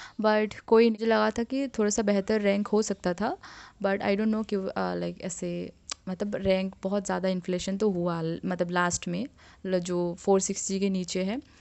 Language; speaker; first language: Hindi; non-native, local second language; Assamese